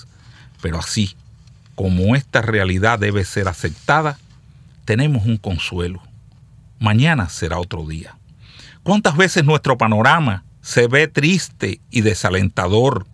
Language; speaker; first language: Spanish; native; Spanish